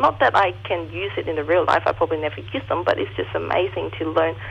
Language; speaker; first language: English; non-native, local second language; Cantonese